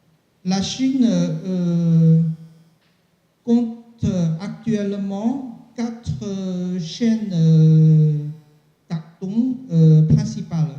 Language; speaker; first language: French; non-native, learner; Chinese